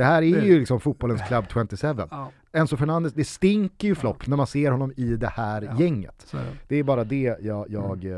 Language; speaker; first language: Swedish; native; Swedish